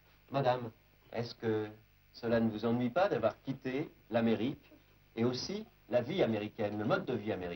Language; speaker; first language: French; native; French